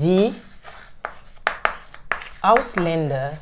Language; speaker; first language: German; non-native, fluent; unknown